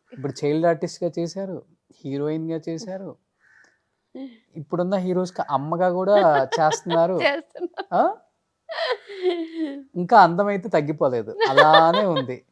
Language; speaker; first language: Telugu; native; Telugu